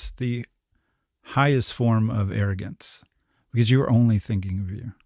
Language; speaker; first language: English; native; English